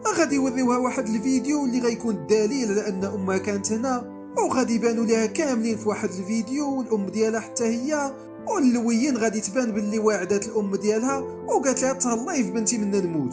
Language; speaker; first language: Arabic; native; Arabic